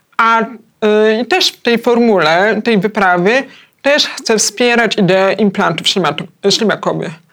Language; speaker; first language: Polish; early bilingual, heritage; Polish